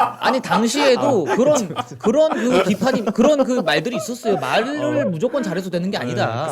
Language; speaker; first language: Korean; native; Korean